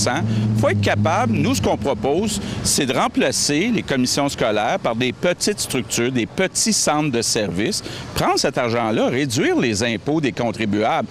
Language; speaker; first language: French; native; French